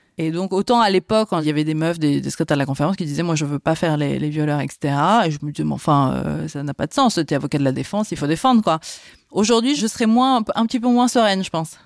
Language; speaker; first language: French; native; French